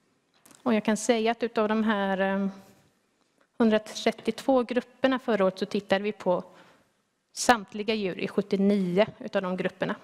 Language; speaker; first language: Swedish; native; Swedish